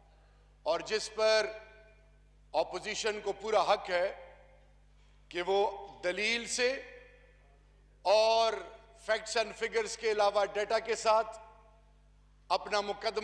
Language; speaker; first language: Urdu; non-native, local second language; Pashto